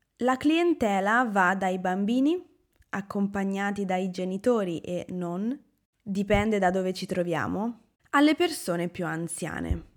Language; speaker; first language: Italian; native; Italian